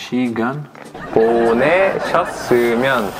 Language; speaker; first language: Korean; native; Korean